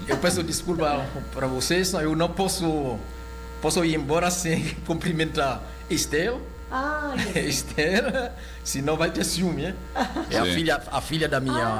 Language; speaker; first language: Portuguese; non-native, local second language; Haitian Creole